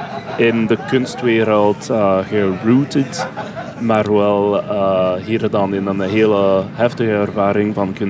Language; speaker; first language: Dutch; non-native, local second language; French